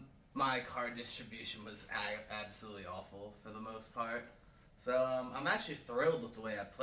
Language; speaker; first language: English; native; English